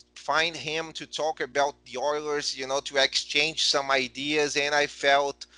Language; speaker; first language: English; non-native, fluent; Portuguese